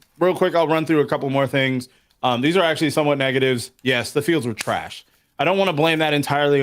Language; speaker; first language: English; native; English